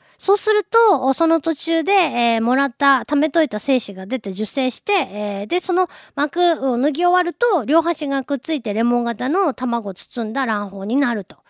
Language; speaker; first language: Japanese; native; Japanese